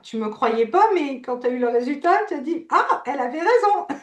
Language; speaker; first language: French; native; French